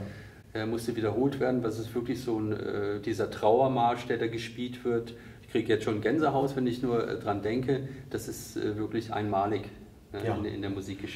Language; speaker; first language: German; native; German